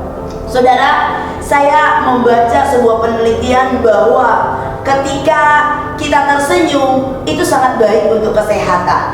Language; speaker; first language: Indonesian; native; Indonesian